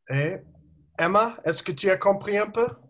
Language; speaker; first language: French; non-native, learner; English